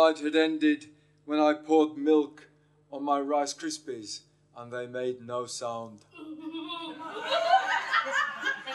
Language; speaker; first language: English; native; English